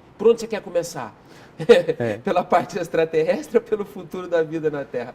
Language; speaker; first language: Portuguese; native; Portuguese